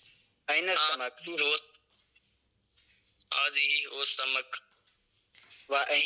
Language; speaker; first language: Arabic; non-native, learner; Urdu